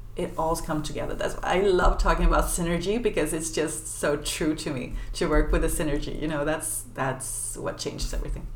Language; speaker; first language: English; non-native, fluent; Swedish